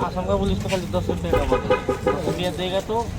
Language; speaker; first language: Hindi; non-native, local second language; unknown